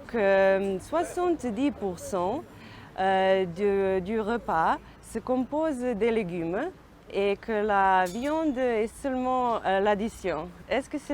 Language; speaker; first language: French; non-native, learner; Serbian